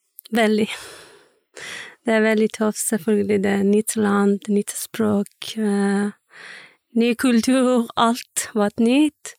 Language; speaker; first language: Norwegian; early bilingual, other home language; Persian